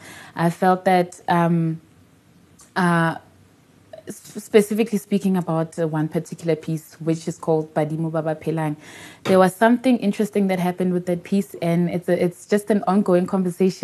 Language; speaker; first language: English; non-native, local second language; Tswana